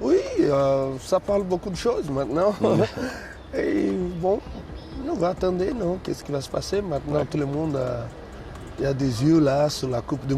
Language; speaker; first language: French; non-native, learner; Portuguese